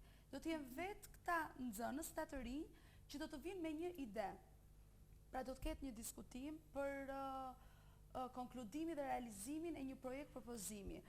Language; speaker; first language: Albanian; native; Albanian